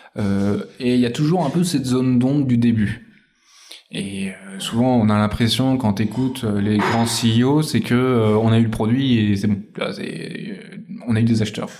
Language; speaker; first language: French; native; French